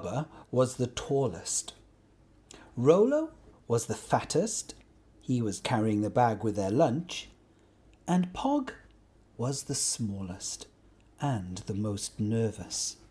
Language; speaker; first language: English; native; English